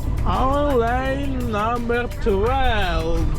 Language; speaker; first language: English; non-native, learner; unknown